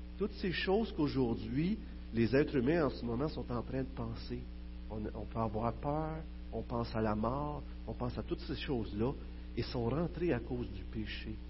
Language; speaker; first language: French; native; French